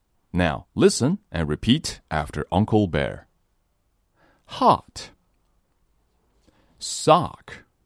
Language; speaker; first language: English; non-native, fluent; Chinese